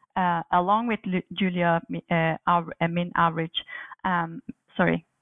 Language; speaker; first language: English; non-native, fluent; Turkish